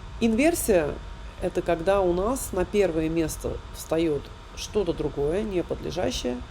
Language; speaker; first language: Russian; native; Russian